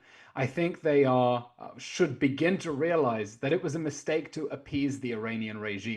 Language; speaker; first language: English; native; English